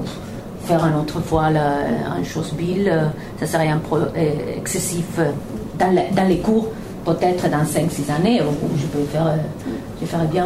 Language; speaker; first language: French; non-native, fluent; Italian